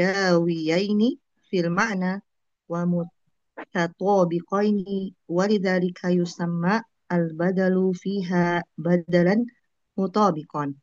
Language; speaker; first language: Arabic; non-native, learner; Indonesian